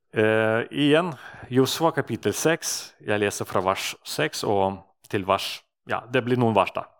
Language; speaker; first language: Norwegian; non-native, fluent; Russian